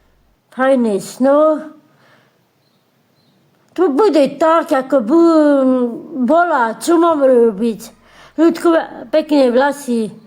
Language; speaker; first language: Slovak; non-native, local second language; Romany